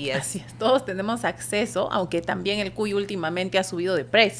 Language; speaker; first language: Spanish; native; Spanish